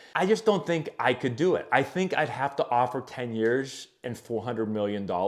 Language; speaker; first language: English; native; English